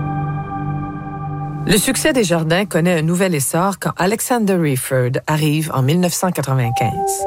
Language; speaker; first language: French; native; French